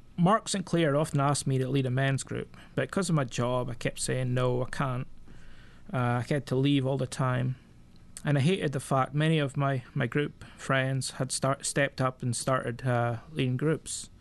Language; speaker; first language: English; native; English